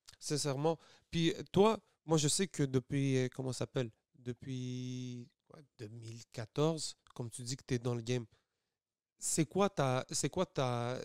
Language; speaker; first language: French; native; French